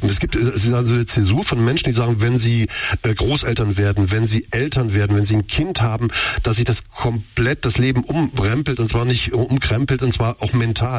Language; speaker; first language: German; native; German